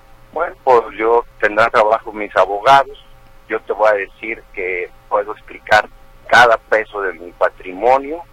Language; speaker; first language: Spanish; native; Spanish